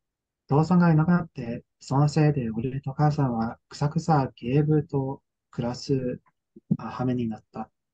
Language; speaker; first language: Japanese; non-native, learner; English